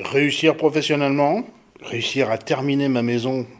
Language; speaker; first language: French; native; French